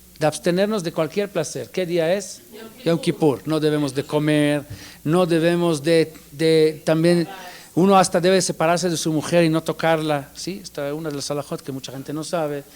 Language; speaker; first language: Spanish; non-native, fluent; Hebrew